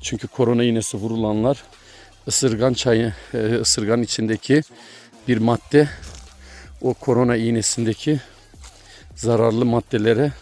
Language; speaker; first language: Turkish; native; Turkish